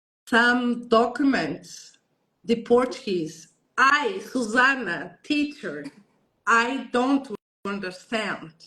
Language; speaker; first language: English; non-native, learner; Portuguese